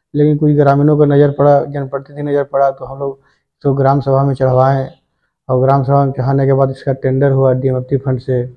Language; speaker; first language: Hindi; native; Hindi